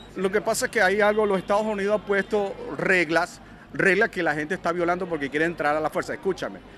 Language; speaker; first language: Spanish; native; Spanish